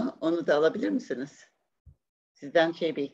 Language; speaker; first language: Turkish; native; Turkish